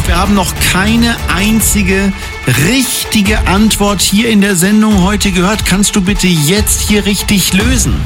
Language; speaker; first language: German; native; German